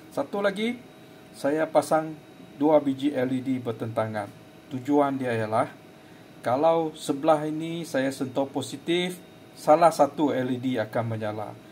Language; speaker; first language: Malay; non-native, local second language; Chinese